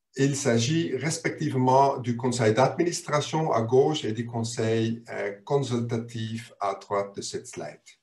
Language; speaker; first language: French; non-native, local second language; German